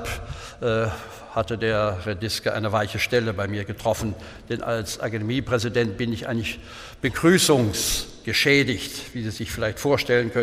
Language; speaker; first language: German; native; German